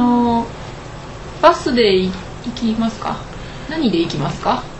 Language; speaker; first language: Japanese; non-native, learner; Chinese